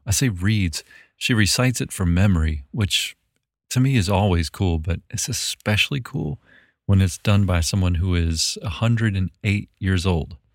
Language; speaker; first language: English; native; English